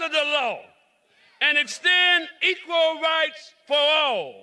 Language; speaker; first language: English; native; English